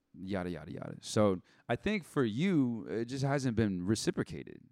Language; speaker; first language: English; native; English